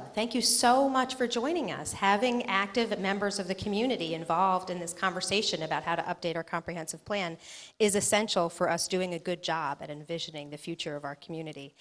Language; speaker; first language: English; native; English